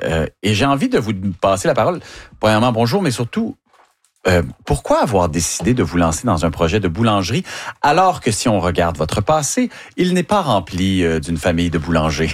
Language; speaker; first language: French; native; French